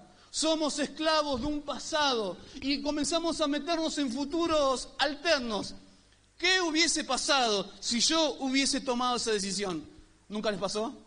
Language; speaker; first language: Spanish; native; Spanish